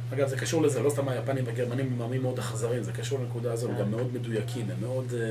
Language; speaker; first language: Hebrew; native; Hebrew